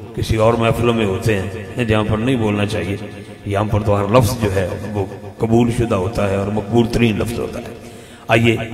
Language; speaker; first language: Urdu; non-native, local second language; Punjabi